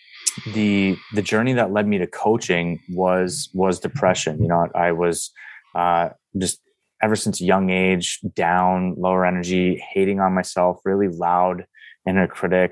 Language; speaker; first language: English; native; English